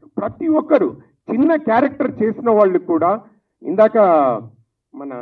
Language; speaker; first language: Telugu; native; Telugu